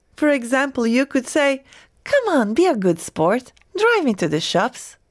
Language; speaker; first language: English; non-native, fluent; Croatian